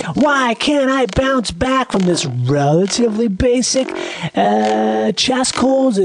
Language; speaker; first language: English; native; English